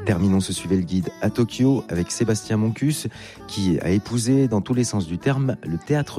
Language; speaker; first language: French; native; French